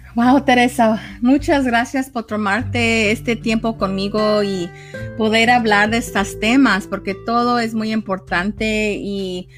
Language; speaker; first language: Spanish; early bilingual, heritage; Spanish